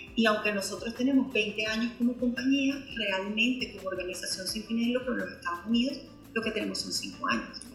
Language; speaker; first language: Spanish; native; Spanish